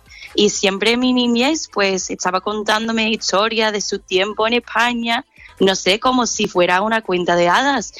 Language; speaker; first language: Spanish; non-native, fluent; English